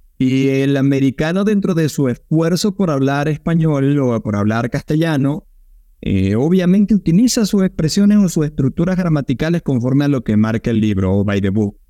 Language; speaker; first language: Spanish; native; Spanish